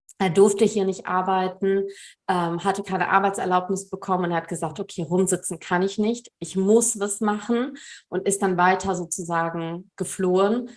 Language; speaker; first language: German; early bilingual, other home language; Tamil